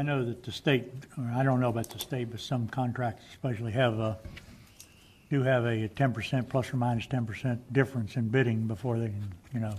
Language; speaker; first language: English; native; English